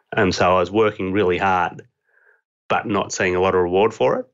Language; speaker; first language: English; native; English